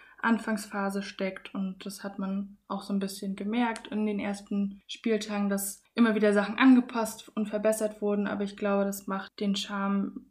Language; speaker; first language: German; native; German